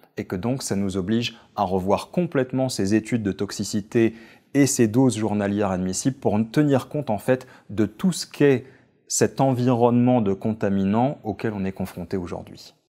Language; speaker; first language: French; native; French